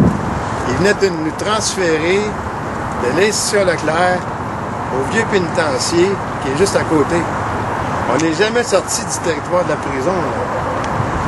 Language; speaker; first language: French; native; French